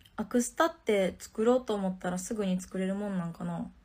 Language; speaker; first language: Japanese; native; Japanese